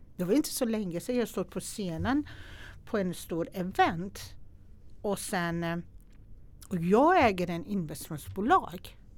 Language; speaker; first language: Swedish; non-native, fluent; Persian